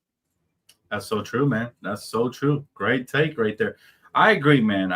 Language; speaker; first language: English; native; English